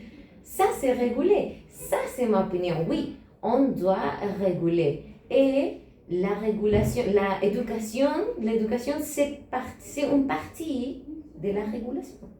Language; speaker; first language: French; non-native, learner; Spanish